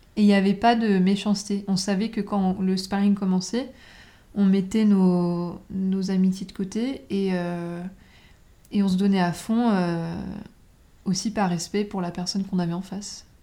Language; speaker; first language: French; native; French